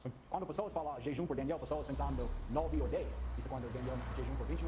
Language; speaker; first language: Portuguese; non-native, learner; English